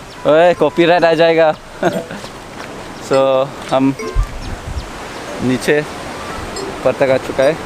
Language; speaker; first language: Hindi; non-native, local second language; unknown